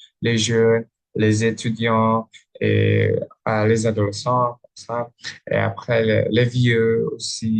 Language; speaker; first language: French; non-native, learner; Indonesian